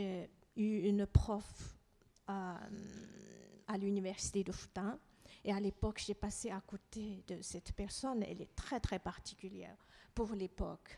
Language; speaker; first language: French; non-native, fluent; Chinese